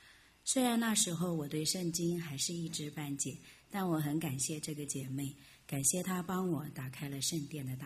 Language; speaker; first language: Chinese; native; Chinese